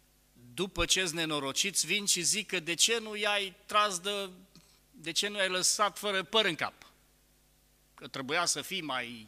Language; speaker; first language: Romanian; native; Romanian